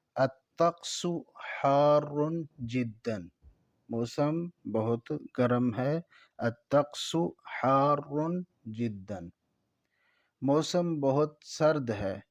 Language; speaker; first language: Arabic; non-native, fluent; Urdu